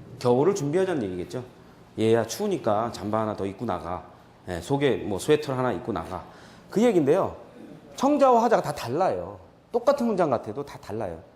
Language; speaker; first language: Korean; native; Korean